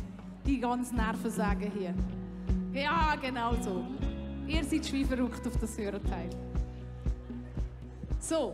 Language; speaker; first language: German; native; German